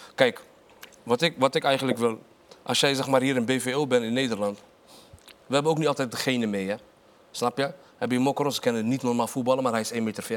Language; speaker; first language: Dutch; early bilingual, other home language; Arabic